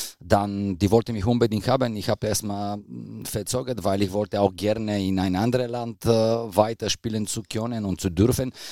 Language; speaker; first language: German; non-native, fluent; Bulgarian